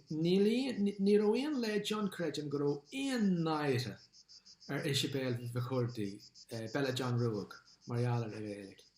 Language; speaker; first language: Irish; non-native, local second language; English